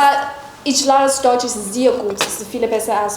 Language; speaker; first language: German; non-native, learner; Chinese